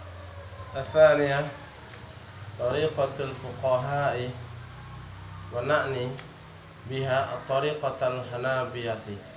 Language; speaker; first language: Arabic; non-native, learner; Indonesian